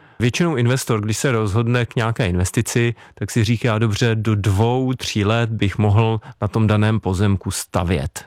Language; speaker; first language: Czech; native; Czech